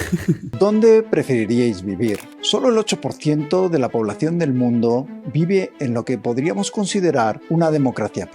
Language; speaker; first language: Spanish; native; Spanish